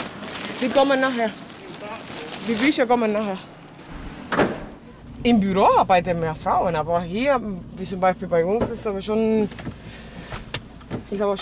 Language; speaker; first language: German; non-native, fluent; Spanish